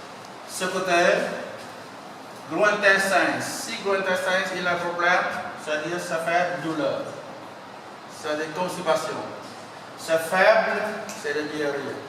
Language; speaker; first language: French; non-native, learner; Vietnamese